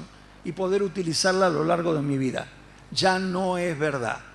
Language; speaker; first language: Spanish; native; Spanish